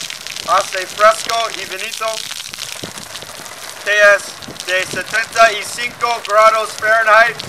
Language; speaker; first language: Spanish; non-native, learner; English